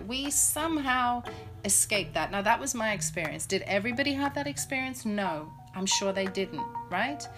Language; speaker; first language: English; native; English